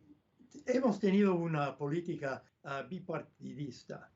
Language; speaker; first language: Spanish; non-native, fluent; English